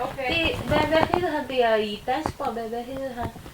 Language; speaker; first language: Danish; non-native, learner; Chinese